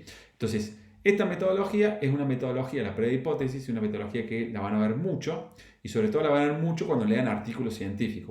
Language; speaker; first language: Spanish; native; Spanish